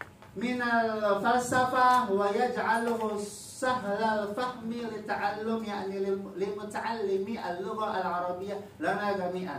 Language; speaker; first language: Arabic; non-native, fluent; Indonesian